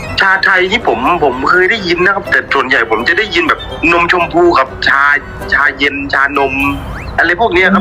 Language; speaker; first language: Thai; early bilingual, heritage; Thai